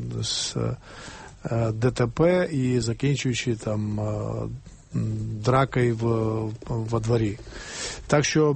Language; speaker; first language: Ukrainian; non-native, fluent; Georgian